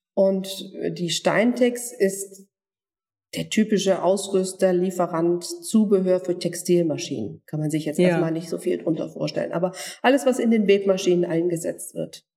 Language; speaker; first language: German; non-native, fluent; Turkish